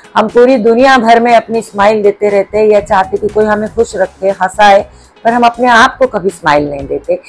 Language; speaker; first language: Hindi; non-native, local second language; Marathi